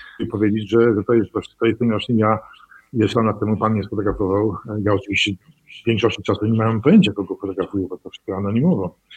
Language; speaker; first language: Polish; early bilingual, heritage; Polish